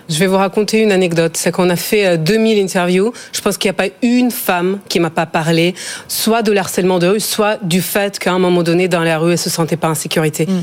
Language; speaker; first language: French; non-native, fluent; Ukrainian